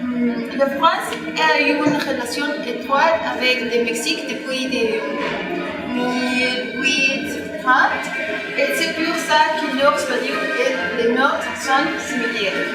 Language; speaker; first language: French; non-native, learner; Spanish